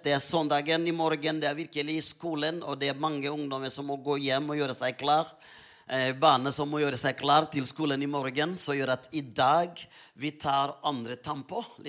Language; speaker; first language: Norwegian; non-native, fluent; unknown